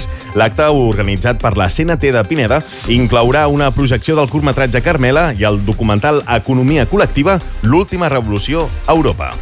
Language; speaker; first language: Catalan; native; Catalan